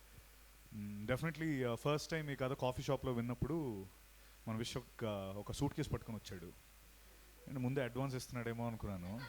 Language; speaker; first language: Telugu; native; Telugu